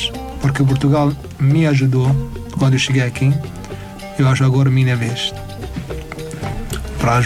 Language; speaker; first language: Portuguese; non-native, learner; Arabic